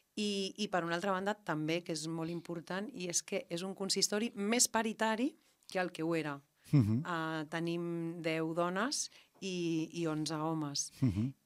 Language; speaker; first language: Catalan; native; Catalan